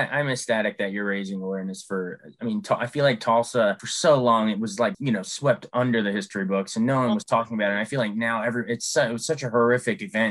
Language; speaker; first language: English; native; English